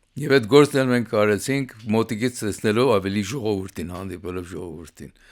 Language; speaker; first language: Armenian; early bilingual, heritage; Armenian